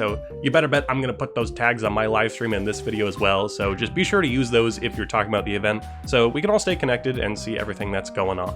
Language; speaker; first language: English; native; English